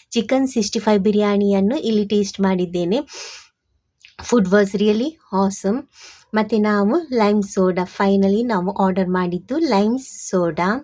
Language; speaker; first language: Kannada; non-native, local second language; Tulu